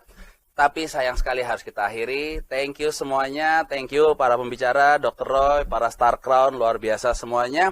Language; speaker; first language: Indonesian; native; Indonesian